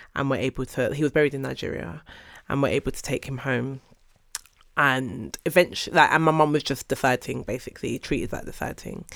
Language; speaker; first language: English; early bilingual, other home language; Yoruba